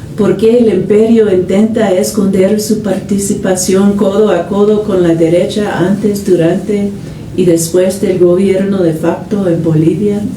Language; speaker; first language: Spanish; non-native, fluent; English